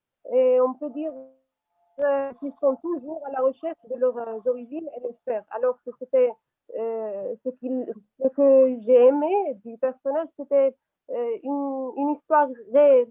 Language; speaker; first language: French; non-native, local second language; Arabic